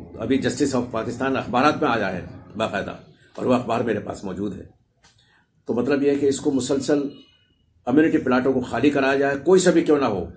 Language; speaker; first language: Urdu; native; Urdu